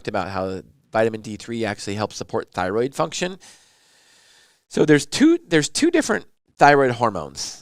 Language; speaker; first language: English; native; English